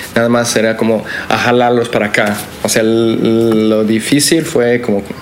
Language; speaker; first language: Spanish; non-native, fluent; English